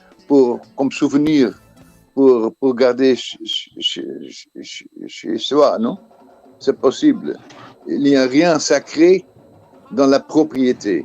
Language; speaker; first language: French; non-native, fluent; Dutch